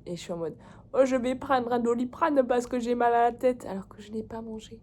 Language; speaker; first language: French; native; French